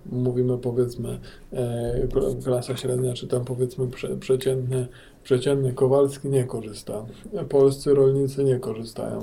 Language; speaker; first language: Polish; native; Polish